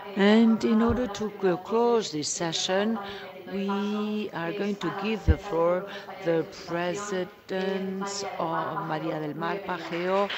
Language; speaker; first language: English; non-native, fluent; Spanish